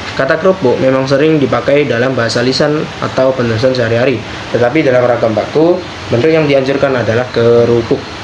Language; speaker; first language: Indonesian; native; Indonesian